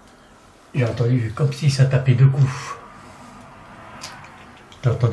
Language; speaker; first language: French; native; French